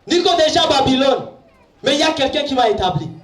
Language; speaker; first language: French; non-native, local second language; Swahili